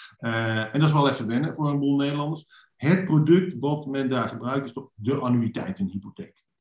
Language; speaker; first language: Dutch; native; Dutch